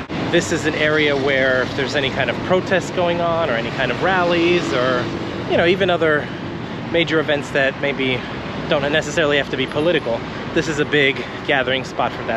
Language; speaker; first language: English; early bilingual, other home language; Greek